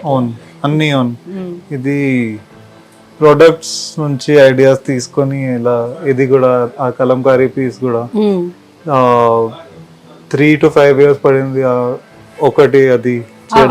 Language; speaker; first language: Telugu; non-native, local second language; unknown